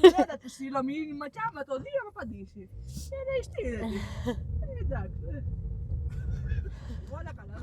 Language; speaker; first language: Greek; native; Greek